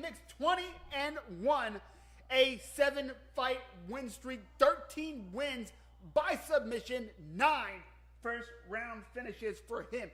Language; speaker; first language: English; native; English